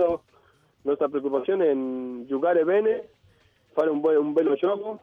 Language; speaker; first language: Italian; non-native, fluent; Spanish